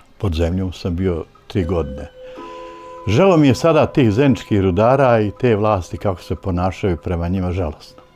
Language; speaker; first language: Croatian; native; Croatian